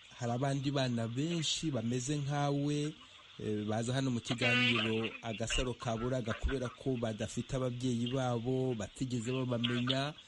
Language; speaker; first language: Kinyarwanda; native; Kinyarwanda